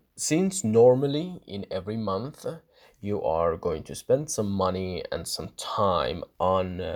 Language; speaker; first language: English; non-native, fluent; Persian